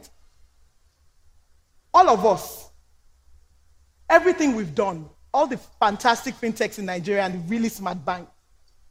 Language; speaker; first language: English; non-native, local second language; Yoruba